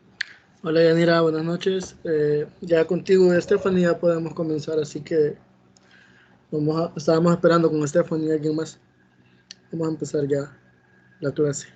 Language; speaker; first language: Spanish; native; Spanish